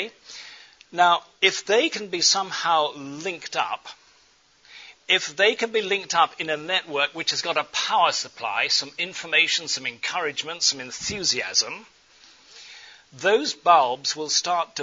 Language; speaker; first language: English; native; English